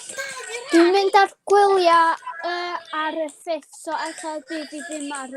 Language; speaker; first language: Welsh; non-native, local second language; English